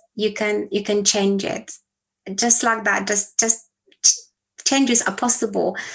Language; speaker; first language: English; non-native, fluent; Polish